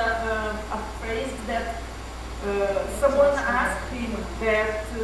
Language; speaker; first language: English; non-native, fluent; Portuguese